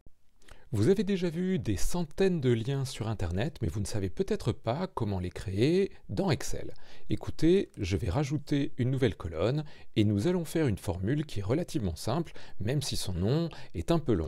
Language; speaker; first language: French; native; French